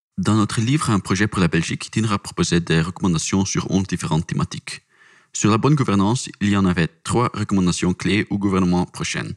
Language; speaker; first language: French; non-native, local second language; Dutch